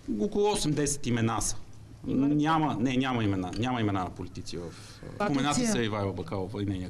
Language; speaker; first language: Bulgarian; native; Bulgarian